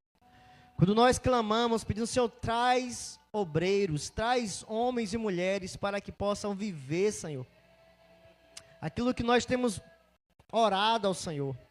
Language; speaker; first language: Portuguese; native; Portuguese